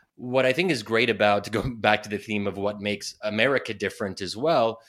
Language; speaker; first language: English; native; English